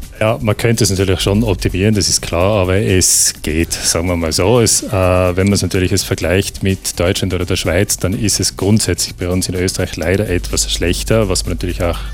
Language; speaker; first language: German; native; German